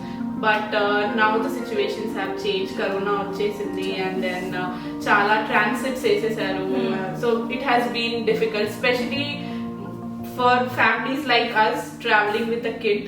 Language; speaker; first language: Telugu; non-native, local second language; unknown